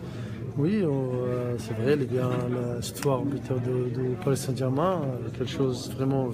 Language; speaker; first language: French; non-native, learner; Arabic